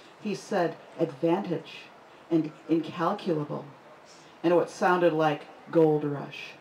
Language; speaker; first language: English; native; English